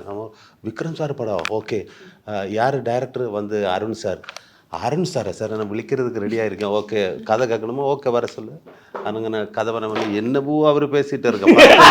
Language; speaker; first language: Tamil; non-native, learner; Malayalam